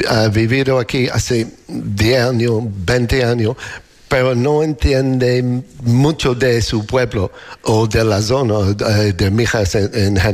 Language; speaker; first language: Spanish; non-native, learner; English